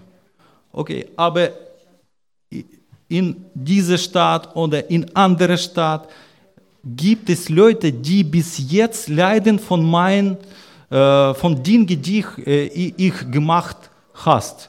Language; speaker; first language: German; non-native, learner; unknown